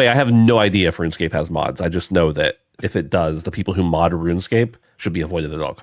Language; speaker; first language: English; native; English